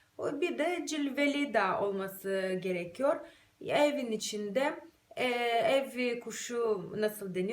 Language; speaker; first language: Turkish; non-native, fluent; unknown